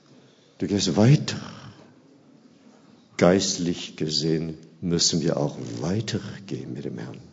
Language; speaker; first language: German; non-native, fluent; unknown